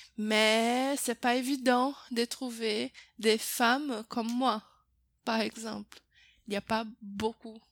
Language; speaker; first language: French; non-native, fluent; Portuguese